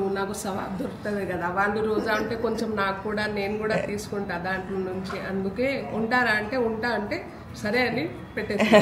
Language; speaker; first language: Telugu; non-native, local second language; Urdu